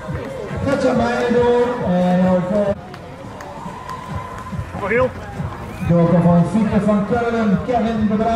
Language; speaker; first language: Dutch; native; Dutch